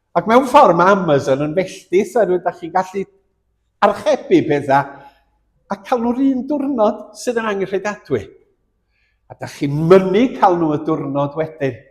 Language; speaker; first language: Welsh; native; Welsh